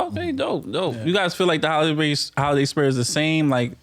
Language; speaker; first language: English; native; English